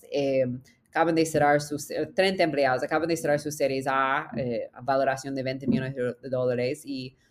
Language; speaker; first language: Spanish; non-native, fluent; English